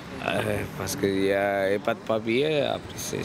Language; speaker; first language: French; non-native, learner; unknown